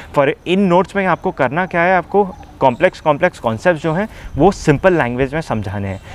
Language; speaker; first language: Hindi; native; Hindi